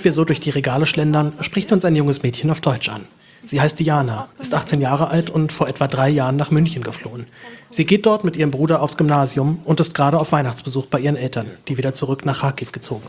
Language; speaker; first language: German; native; German